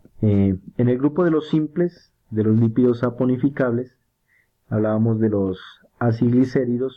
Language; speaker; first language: Spanish; native; Spanish